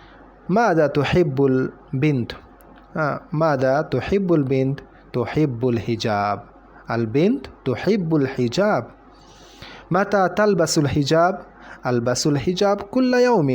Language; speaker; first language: Arabic; non-native, fluent; Bangla